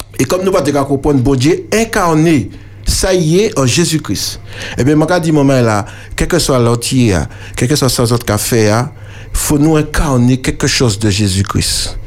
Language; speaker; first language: French; native; French